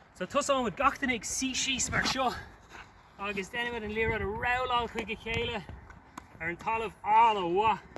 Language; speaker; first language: Irish; non-native, local second language; English